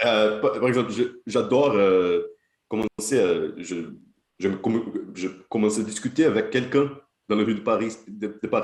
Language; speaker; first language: French; non-native, fluent; Portuguese